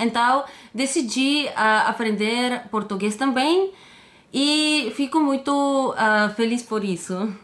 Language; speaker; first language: Portuguese; non-native, fluent; Bulgarian